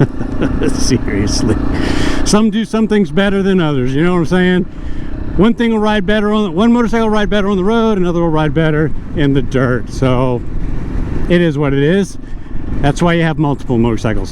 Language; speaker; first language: English; native; English